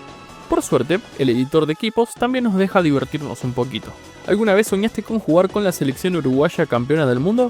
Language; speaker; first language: Spanish; native; Spanish